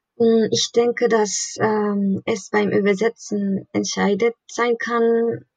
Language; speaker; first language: German; non-native, fluent; Spanish